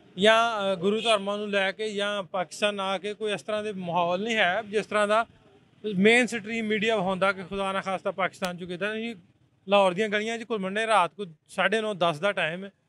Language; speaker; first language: Punjabi; native; Punjabi